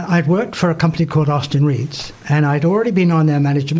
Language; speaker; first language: English; native; English